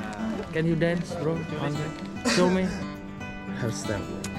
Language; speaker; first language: English; non-native, learner; Javanese